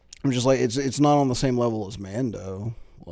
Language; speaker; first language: English; native; English